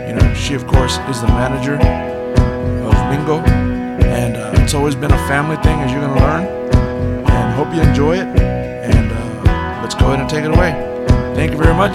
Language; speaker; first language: English; early bilingual, other home language; Spanish